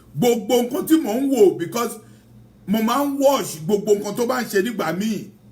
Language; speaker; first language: Yoruba; non-native, local second language; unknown